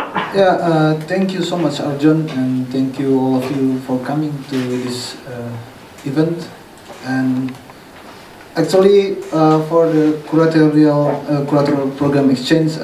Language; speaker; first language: English; non-native, fluent; Indonesian